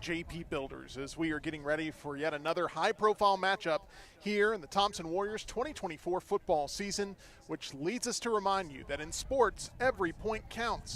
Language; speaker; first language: English; native; English